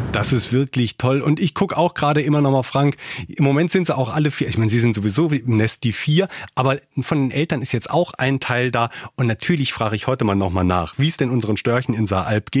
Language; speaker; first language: German; native; German